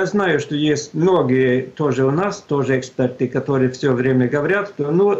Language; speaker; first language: Russian; non-native, fluent; Swedish